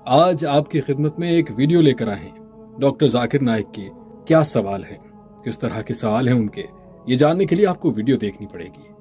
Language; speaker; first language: Urdu; native; Urdu